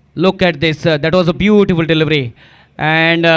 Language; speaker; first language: English; non-native, local second language; Hindi